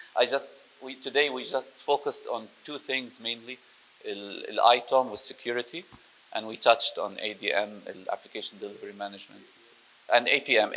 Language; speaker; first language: English; non-native, fluent; Arabic